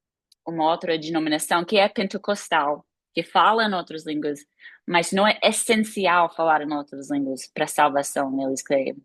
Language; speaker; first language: Portuguese; non-native, fluent; English